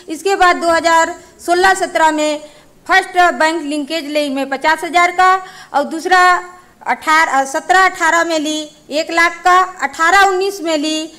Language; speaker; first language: Hindi; native; Hindi